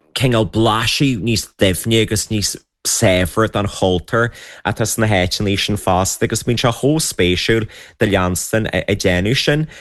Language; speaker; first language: Irish; native; Irish